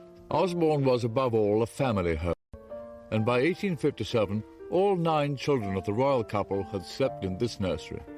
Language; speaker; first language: English; native; English